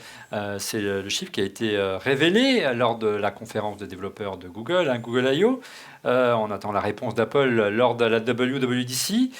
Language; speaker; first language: French; native; French